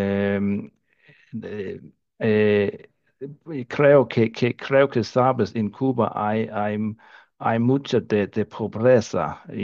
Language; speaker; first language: Spanish; non-native, fluent; Danish